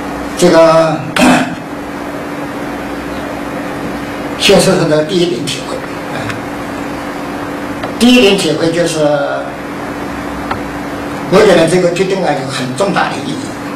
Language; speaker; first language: Chinese; native; Chinese